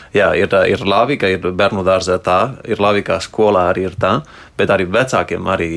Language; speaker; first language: Latvian; non-native, fluent; Spanish